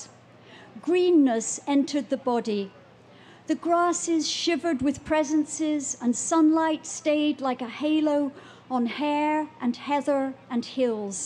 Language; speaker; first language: English; native; English